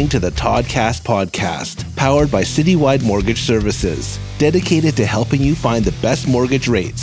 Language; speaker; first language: English; native; English